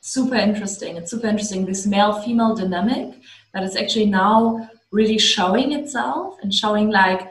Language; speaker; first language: English; non-native, fluent; German